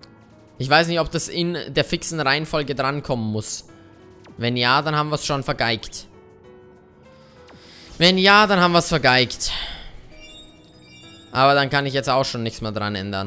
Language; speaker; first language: German; native; German